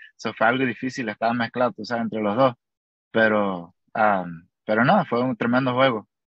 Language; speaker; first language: Spanish; early bilingual, heritage; Spanish